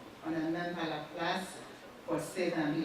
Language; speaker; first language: French; non-native, fluent; English